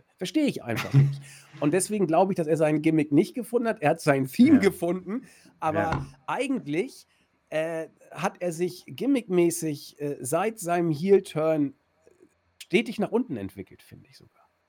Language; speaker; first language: German; native; German